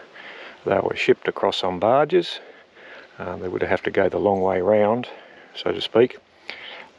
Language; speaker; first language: English; native; English